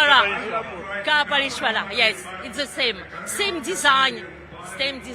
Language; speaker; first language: English; non-native, learner; French